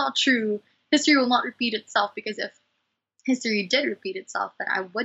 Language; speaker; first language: English; non-native, local second language; Cebuano